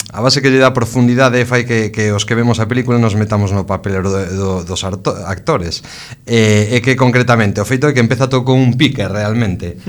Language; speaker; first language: Galician; non-native, local second language; Spanish